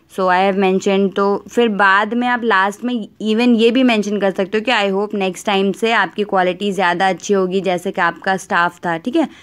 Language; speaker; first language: Hindi; native; Hindi